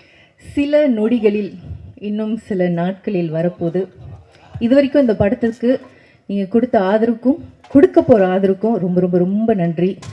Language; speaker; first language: Tamil; native; Tamil